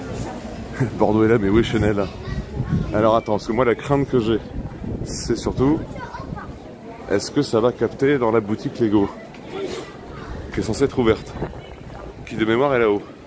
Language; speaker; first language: French; native; French